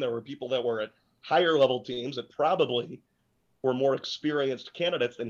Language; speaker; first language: English; native; English